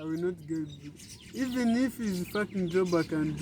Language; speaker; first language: English; non-native, learner; Kinyarwanda